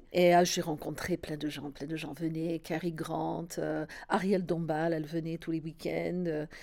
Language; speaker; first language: French; non-native, fluent; English